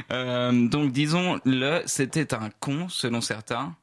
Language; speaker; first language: French; native; French